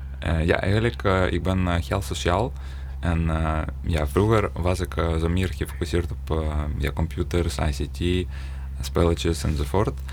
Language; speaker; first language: Dutch; non-native, fluent; Ukrainian